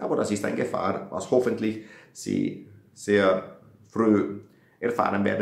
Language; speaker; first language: German; non-native, fluent; Italian